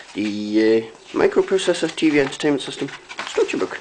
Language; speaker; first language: English; native; English